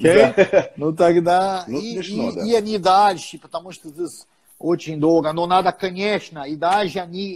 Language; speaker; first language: Russian; non-native, fluent; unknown